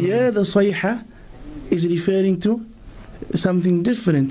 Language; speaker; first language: English; native; English